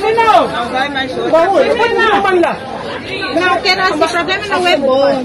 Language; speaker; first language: Portuguese; non-native, learner; Filipino